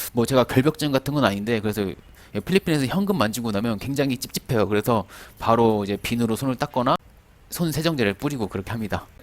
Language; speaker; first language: Korean; native; Korean